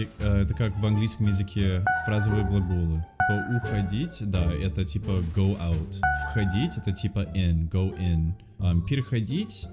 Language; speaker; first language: Russian; non-native, fluent; English